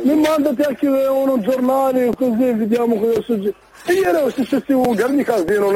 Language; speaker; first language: Italian; non-native, learner; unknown